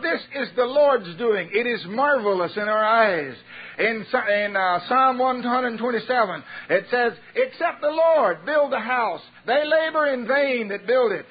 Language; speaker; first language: English; native; English